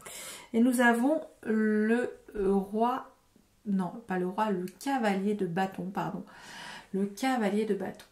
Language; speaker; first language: French; native; French